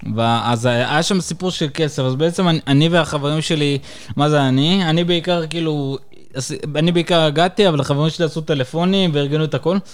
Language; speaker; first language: Hebrew; early bilingual, other home language; Russian